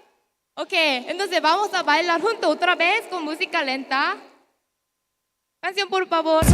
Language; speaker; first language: Spanish; non-native, learner; Korean